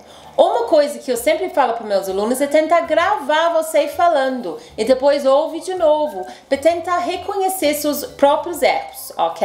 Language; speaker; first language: Portuguese; non-native, fluent; English